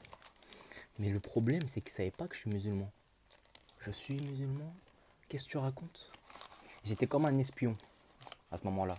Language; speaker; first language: French; native; French